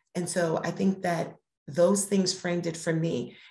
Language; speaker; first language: English; native; English